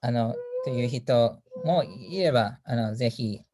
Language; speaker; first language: Japanese; non-native, fluent; English